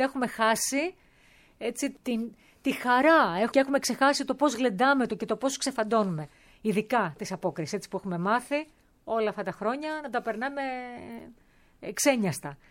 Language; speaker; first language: Greek; native; Greek